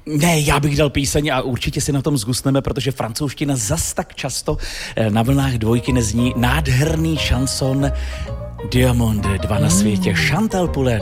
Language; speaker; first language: Czech; native; Czech